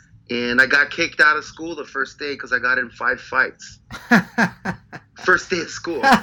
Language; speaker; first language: English; native; English